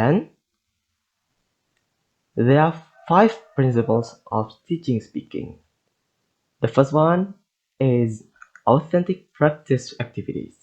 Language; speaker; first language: English; non-native, learner; Indonesian